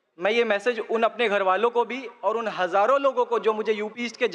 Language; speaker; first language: Hindi; native; Hindi